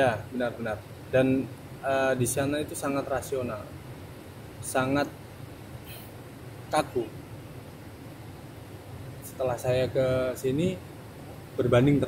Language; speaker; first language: Indonesian; non-native, fluent; German